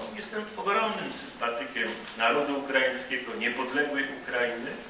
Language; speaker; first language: Polish; native; Polish